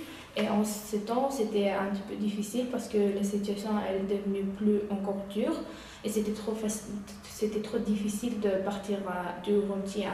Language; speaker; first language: French; non-native, learner; Uyghur